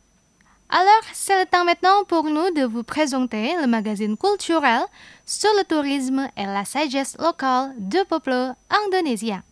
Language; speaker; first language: French; non-native, fluent; Indonesian